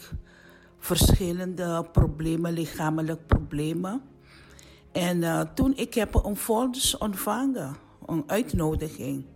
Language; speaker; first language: Dutch; non-native, learner; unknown